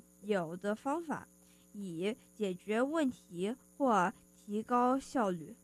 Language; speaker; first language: Chinese; early bilingual, heritage; Chinese